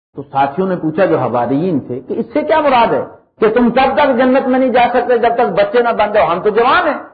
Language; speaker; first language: Urdu; non-native, local second language; Punjabi